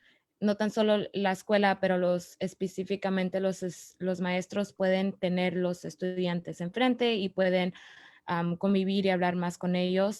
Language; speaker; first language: Spanish; early bilingual, other home language; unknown